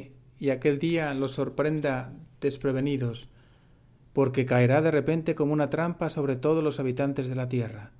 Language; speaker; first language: Spanish; native; Spanish